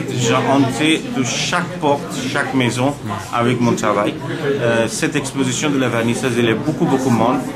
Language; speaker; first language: French; non-native, learner; Bangla